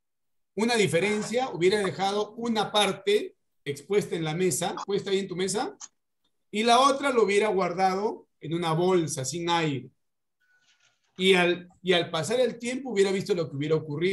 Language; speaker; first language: Spanish; native; Spanish